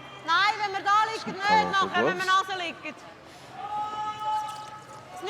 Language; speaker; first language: German; native; German